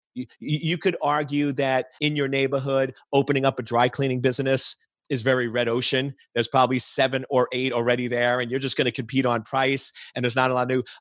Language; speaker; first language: English; native; English